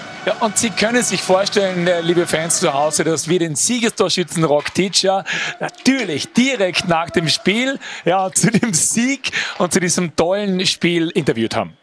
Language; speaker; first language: German; native; German